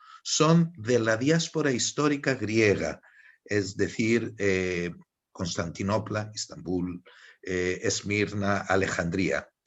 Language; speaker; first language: Spanish; non-native, fluent; Greek